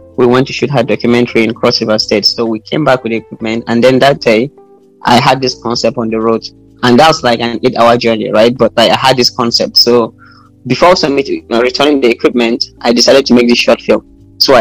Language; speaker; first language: English; non-native, local second language; Hausa